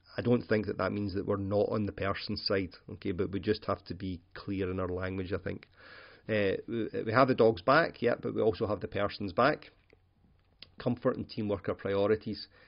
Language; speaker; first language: English; native; English